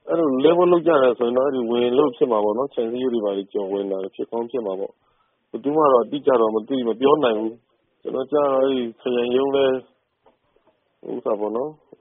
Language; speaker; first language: Burmese; native; Burmese